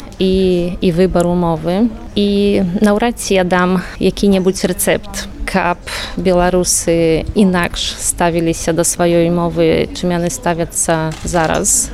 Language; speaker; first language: Belarusian; non-native, fluent; Polish